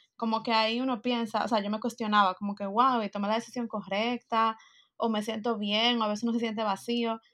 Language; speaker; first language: Spanish; native; Spanish